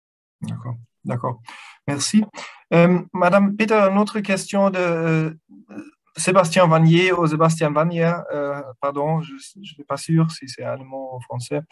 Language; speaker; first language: French; non-native, fluent; German